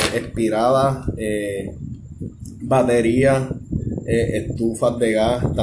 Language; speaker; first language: Spanish; native; Spanish